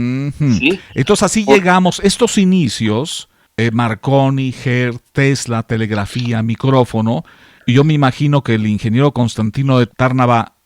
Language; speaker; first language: Spanish; native; Spanish